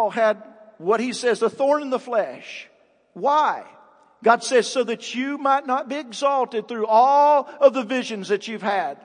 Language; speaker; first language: English; native; English